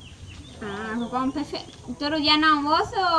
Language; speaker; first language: Portuguese; native; Portuguese